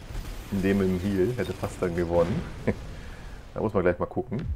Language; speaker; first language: German; native; German